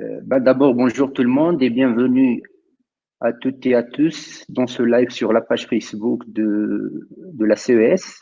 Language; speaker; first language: French; non-native, local second language; Arabic